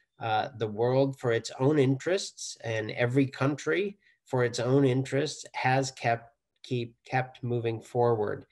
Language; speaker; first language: English; native; English